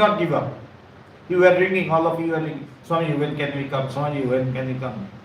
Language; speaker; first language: English; non-native, local second language; Bangla